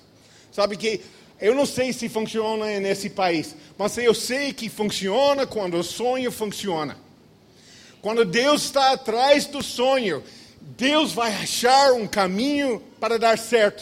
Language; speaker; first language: Portuguese; non-native, fluent; English